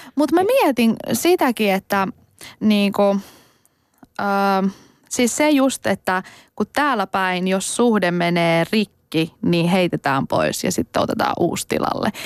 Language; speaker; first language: Finnish; early bilingual, other home language; Persian